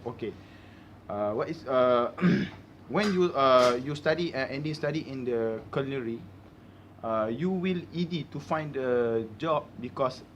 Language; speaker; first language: English; non-native, learner; Malay